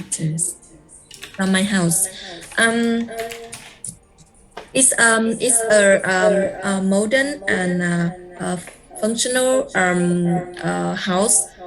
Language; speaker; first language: English; non-native, learner; Vietnamese